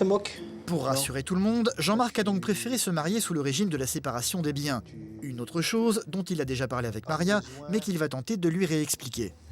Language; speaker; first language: French; native; French